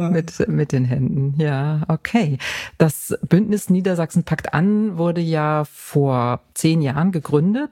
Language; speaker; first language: German; native; German